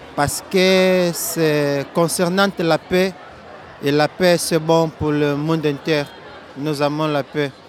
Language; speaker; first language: French; non-native, learner; Portuguese